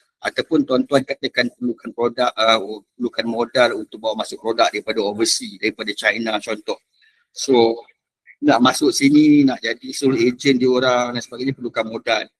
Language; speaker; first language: Malay; native; Malay